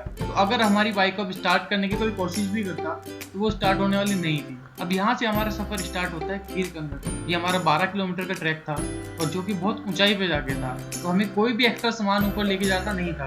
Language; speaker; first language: Hindi; native; Hindi